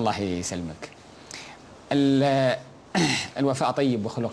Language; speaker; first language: Arabic; native; Arabic